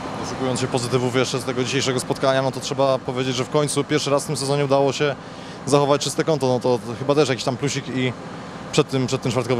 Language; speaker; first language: Polish; native; Polish